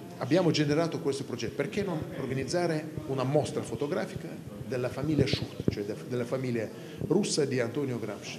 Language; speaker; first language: Italian; non-native, fluent; Russian